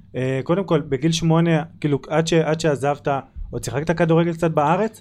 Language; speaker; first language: Hebrew; native; Hebrew